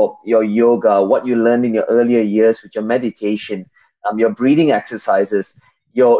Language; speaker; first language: English; non-native, local second language; Tamil